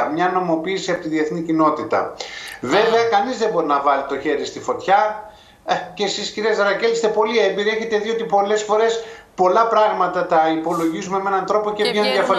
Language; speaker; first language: Greek; native; Greek